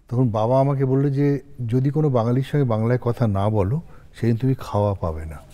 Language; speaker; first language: Bangla; native; Bangla